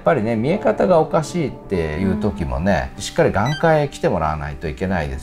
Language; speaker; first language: Japanese; native; Japanese